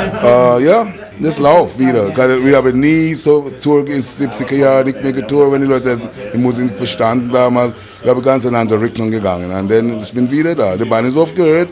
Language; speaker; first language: German; non-native, learner; English